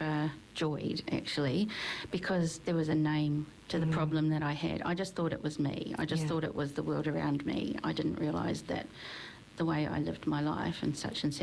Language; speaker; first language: English; native; English